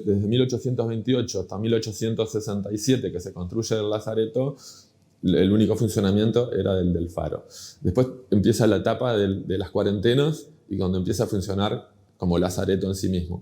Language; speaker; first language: Spanish; native; Spanish